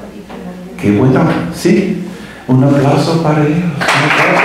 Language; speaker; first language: Spanish; non-native, fluent; English